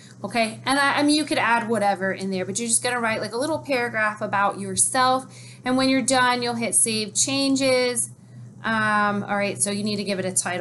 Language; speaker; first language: English; native; English